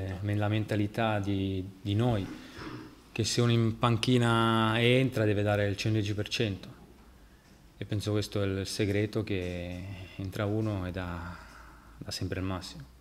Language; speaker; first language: Italian; non-native, fluent; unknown